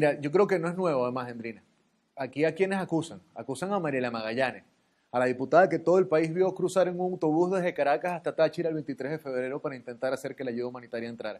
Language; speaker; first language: Spanish; native; Spanish